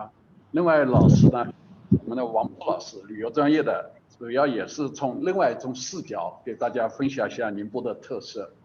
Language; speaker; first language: Chinese; native; Chinese